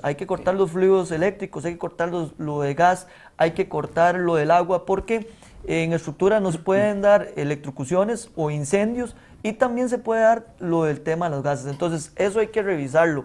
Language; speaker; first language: Spanish; native; Spanish